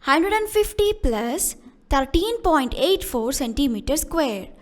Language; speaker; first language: English; non-native, local second language; Kannada